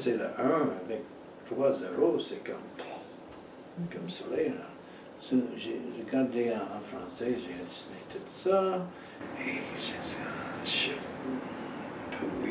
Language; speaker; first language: French; non-native, fluent; English